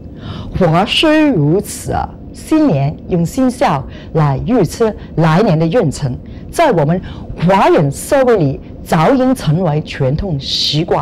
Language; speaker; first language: Chinese; non-native, local second language; Cantonese